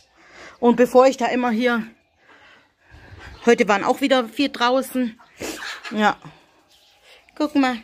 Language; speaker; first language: German; native; German